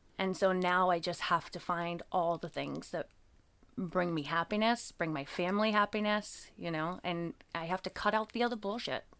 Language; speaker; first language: English; native; English